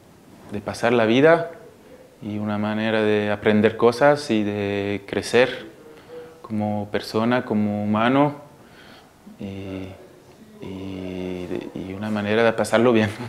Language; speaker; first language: Spanish; early bilingual, heritage; Spanish